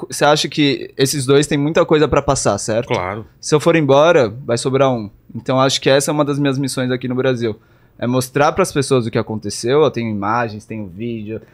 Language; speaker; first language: Portuguese; native; Portuguese